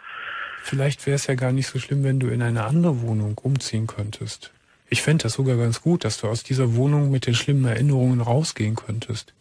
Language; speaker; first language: German; native; German